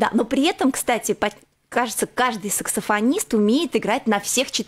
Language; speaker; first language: Russian; native; Russian